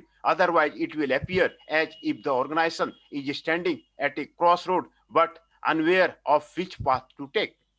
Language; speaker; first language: English; non-native, local second language; Hindi